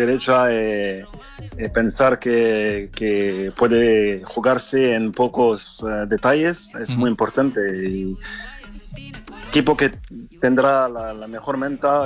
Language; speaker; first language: Spanish; non-native, fluent; French